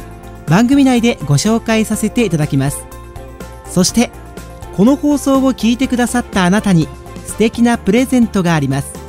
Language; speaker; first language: Japanese; native; Japanese